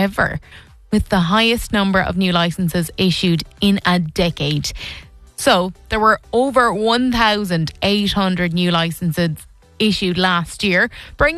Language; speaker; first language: English; native; English